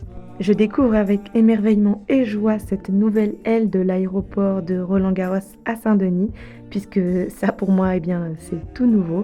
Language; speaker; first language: French; native; French